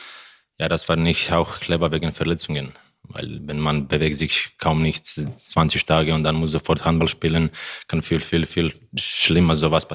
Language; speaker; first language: German; non-native, learner; Croatian